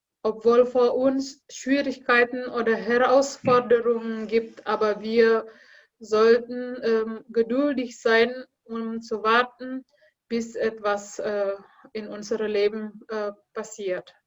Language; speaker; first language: German; non-native, learner; Indonesian